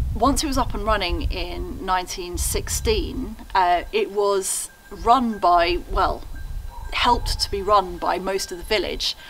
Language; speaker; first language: English; native; English